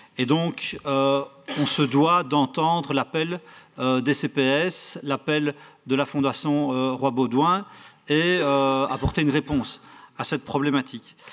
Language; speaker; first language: French; native; French